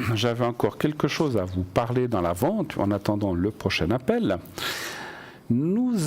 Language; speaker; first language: French; native; French